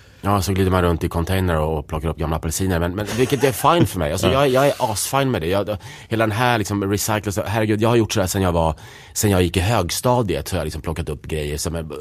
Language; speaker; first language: Swedish; early bilingual, other home language; Czech